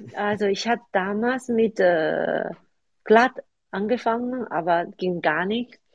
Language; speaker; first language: German; non-native, fluent; Chinese